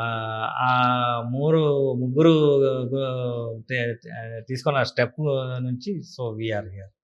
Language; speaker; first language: Telugu; non-native, learner; Kannada